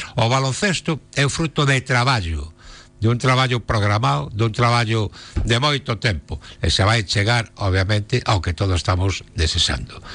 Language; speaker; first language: Galician; non-native, local second language; Spanish